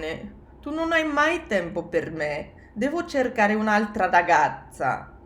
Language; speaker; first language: Italian; non-native, fluent; English